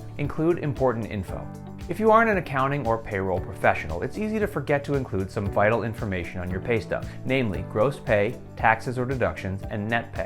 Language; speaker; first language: English; native; English